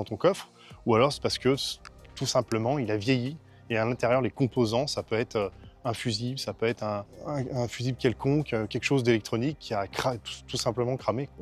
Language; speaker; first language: French; native; French